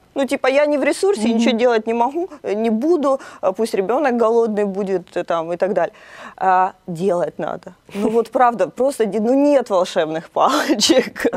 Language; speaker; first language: Russian; native; Russian